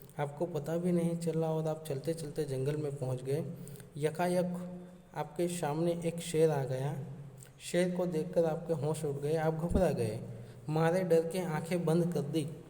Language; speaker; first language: Hindi; non-native, local second language; Gujarati